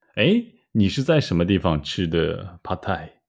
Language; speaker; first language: Chinese; native; Chinese